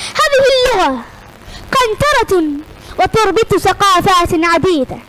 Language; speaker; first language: Arabic; non-native, learner; Malayalam